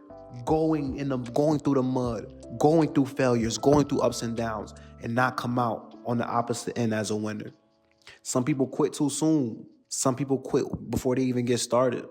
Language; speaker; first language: English; native; English